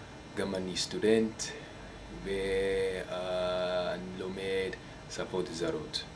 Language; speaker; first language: Hebrew; non-native, learner; English